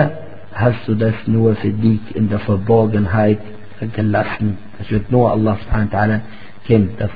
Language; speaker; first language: German; non-native, fluent; Arabic